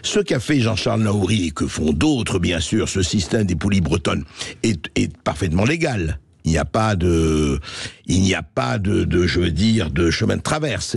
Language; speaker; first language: French; native; French